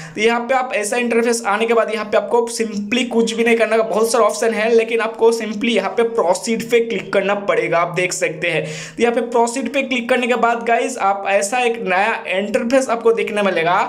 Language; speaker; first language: Hindi; non-native, local second language; Bangla